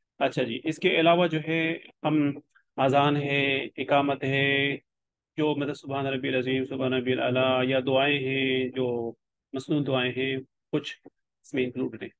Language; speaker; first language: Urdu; non-native, local second language; Pashto